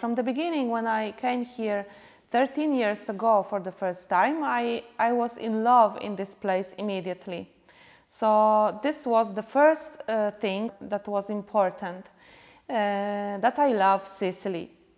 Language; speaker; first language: English; non-native, fluent; Polish